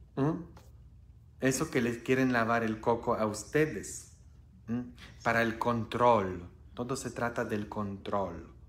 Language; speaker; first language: Spanish; non-native, fluent; Polish